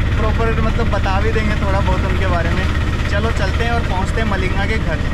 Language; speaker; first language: Hindi; native; Hindi